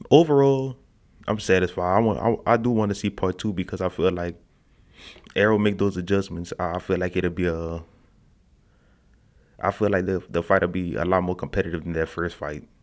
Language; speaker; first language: English; native; English